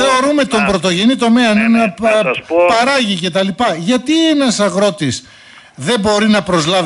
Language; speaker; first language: Greek; native; Greek